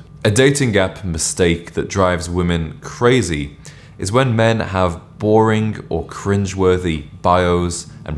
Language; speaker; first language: English; native; English